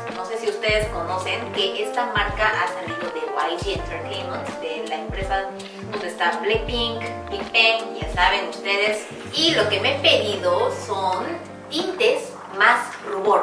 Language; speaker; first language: Spanish; non-native, fluent; Korean